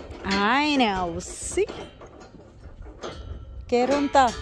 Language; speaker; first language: German; non-native, learner; Filipino